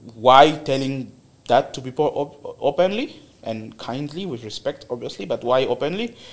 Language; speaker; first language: English; non-native, fluent; French